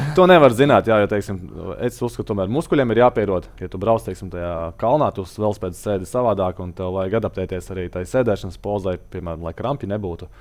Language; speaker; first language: Latvian; native; Latvian